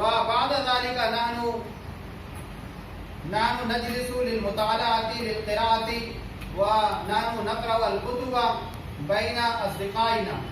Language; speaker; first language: Arabic; non-native, fluent; Urdu